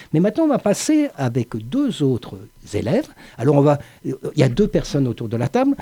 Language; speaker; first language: French; native; French